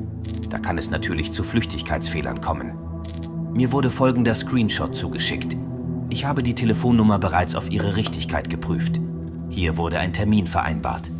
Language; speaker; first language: German; native; German